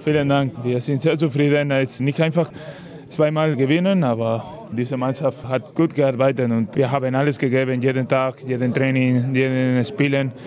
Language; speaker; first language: German; non-native, learner; Spanish